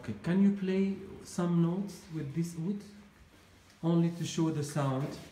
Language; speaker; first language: English; non-native, learner; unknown